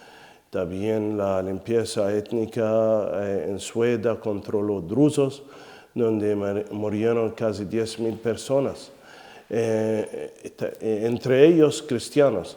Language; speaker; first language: Spanish; non-native, fluent; Arabic